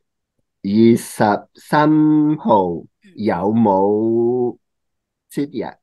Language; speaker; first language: Cantonese; non-native, learner; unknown